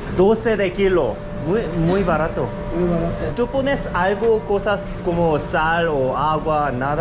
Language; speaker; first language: Spanish; non-native, learner; Korean